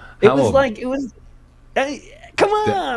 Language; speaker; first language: English; native; English